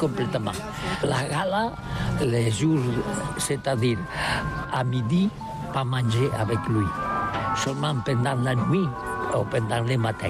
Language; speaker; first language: French; non-native, learner; Catalan